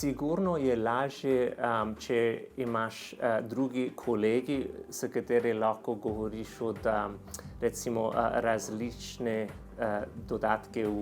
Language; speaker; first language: Slovenian; non-native, learner; English